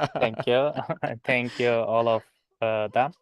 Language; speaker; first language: English; non-native, learner; Turkish